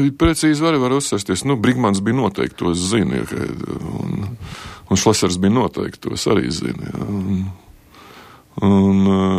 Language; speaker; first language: Latvian; native; Latvian